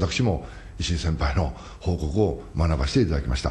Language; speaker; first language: Japanese; native; Japanese